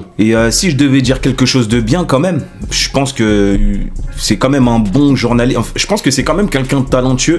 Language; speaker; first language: French; native; French